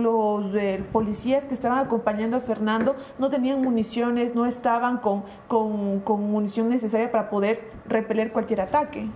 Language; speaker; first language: Spanish; native; Spanish